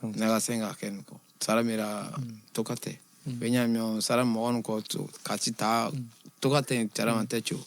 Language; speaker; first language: Korean; non-native, learner; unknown